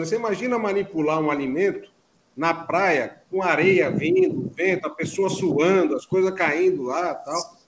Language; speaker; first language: Portuguese; native; Portuguese